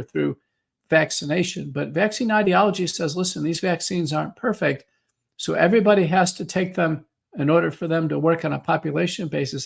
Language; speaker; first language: English; native; English